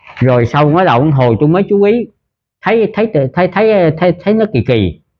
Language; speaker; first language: Vietnamese; early bilingual, heritage; Vietnamese